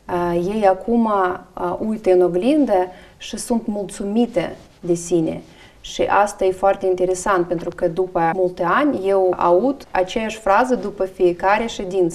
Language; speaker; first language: Romanian; non-native, learner; Russian